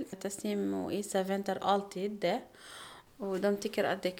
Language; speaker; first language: Swedish; non-native, learner; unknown